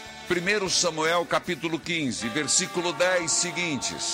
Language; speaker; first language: Portuguese; native; Portuguese